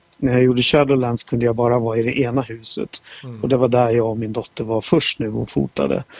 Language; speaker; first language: Swedish; native; Swedish